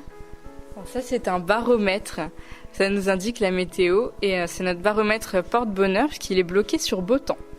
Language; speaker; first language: French; native; French